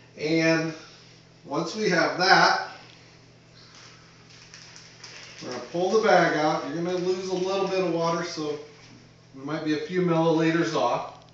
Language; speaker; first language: English; native; English